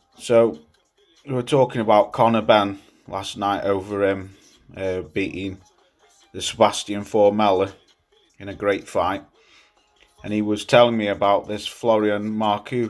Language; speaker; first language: English; native; English